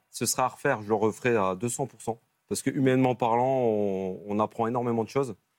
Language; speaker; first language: French; native; French